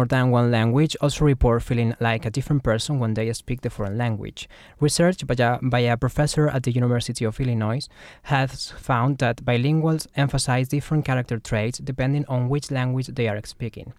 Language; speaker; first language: English; non-native, fluent; Spanish